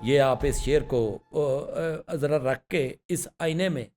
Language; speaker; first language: Urdu; non-native, local second language; Punjabi